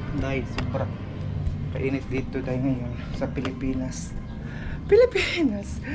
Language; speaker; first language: Filipino; non-native, local second language; Cebuano